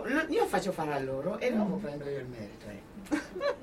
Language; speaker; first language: Italian; non-native, fluent; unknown